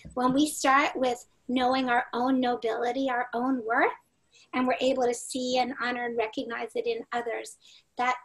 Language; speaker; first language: English; native; English